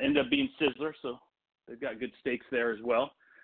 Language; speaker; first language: English; non-native, fluent; Portuguese